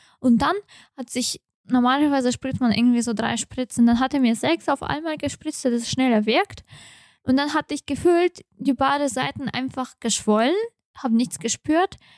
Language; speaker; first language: German; non-native, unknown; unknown